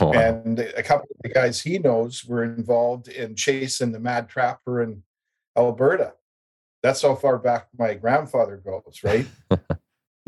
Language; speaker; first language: English; native; English